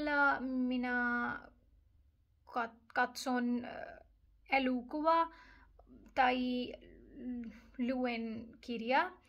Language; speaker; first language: Finnish; non-native, learner; Urdu